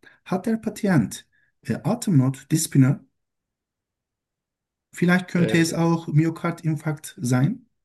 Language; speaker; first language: German; non-native, learner; Turkish